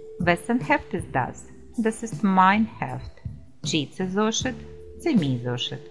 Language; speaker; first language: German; non-native, fluent; Ukrainian